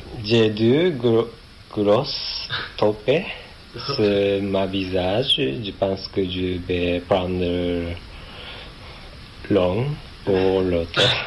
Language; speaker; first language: French; non-native, learner; Japanese